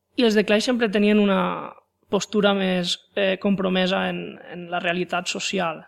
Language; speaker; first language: Catalan; native; Catalan